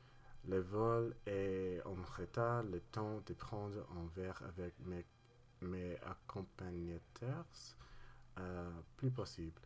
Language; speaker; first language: French; non-native, learner; English